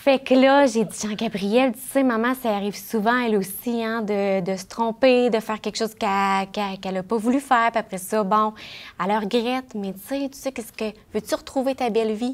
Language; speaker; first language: French; native; French